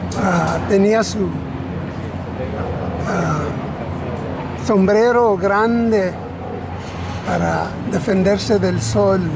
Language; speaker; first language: Spanish; early bilingual, other home language; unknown